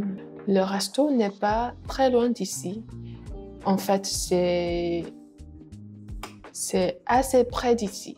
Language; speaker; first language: French; non-native, learner; Vietnamese